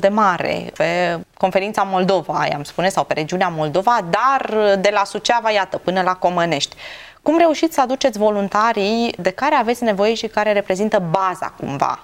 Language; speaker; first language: Romanian; native; Romanian